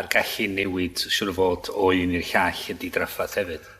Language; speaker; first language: Welsh; native; Welsh